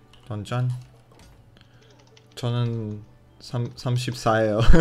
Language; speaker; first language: Korean; non-native, fluent; Russian